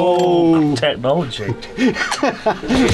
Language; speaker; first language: English; native; English